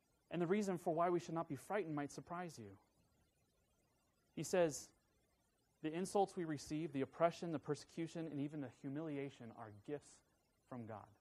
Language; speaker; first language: English; native; English